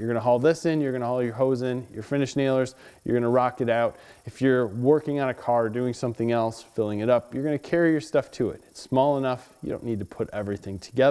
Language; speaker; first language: English; native; English